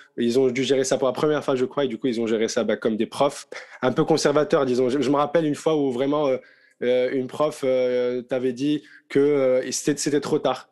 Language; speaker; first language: French; non-native, local second language; Arabic